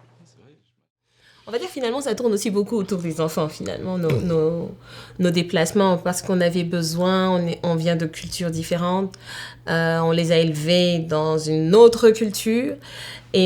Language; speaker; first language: French; native; French